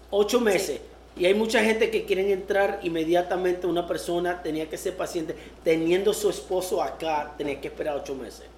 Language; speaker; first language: Spanish; early bilingual, heritage; Spanish